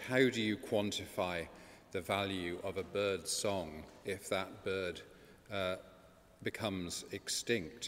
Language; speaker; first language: English; native; English